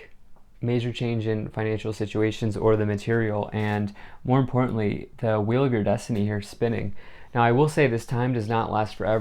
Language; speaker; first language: English; native; English